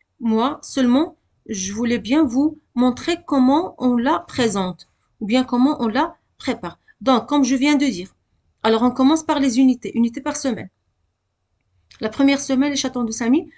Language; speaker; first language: French; non-native, local second language; Arabic